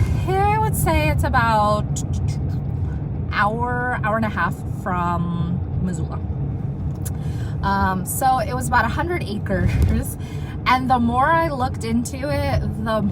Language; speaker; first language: English; native; English